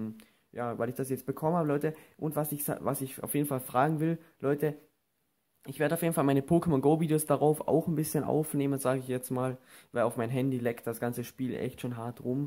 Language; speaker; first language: German; native; German